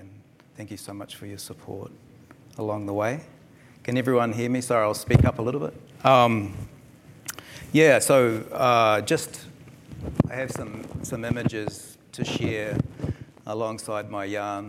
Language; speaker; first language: English; native; English